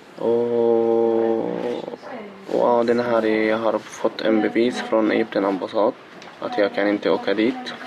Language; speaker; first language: Swedish; non-native, learner; Arabic